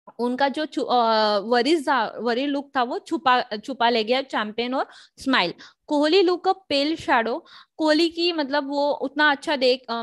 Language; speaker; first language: Hindi; native; Hindi